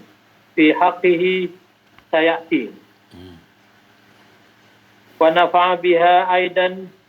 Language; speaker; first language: Arabic; non-native, fluent; Indonesian